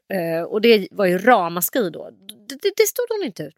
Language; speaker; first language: Swedish; native; Swedish